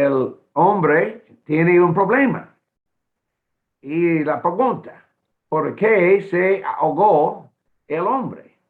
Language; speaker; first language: Spanish; non-native, fluent; English